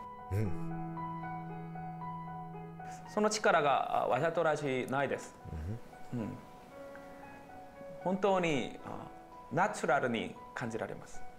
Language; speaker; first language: Japanese; non-native, learner; Korean